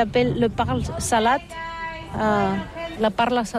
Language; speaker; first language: French; non-native, learner; Catalan